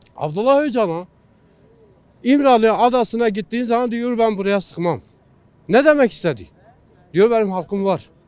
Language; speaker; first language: Turkish; non-native, local second language; Kurdish